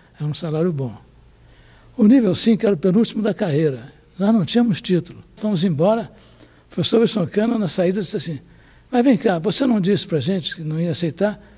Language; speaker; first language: Portuguese; native; Portuguese